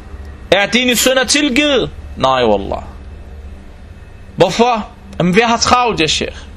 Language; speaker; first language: Danish; non-native, local second language; Arabic